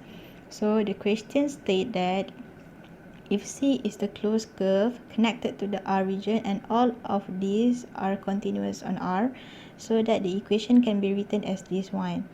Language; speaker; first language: English; non-native, local second language; Malay